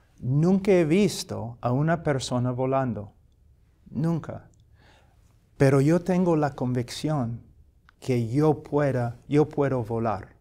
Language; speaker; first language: Spanish; non-native, fluent; English